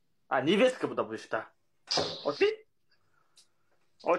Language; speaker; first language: Russian; non-native, local second language; Kazakh